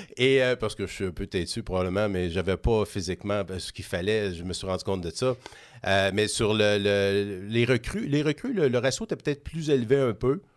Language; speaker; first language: French; native; French